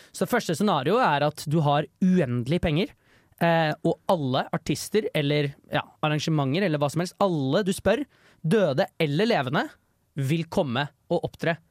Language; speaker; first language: Norwegian; native; Norwegian